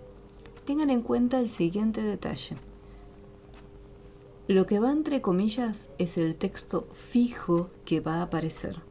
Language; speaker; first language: Spanish; native; Spanish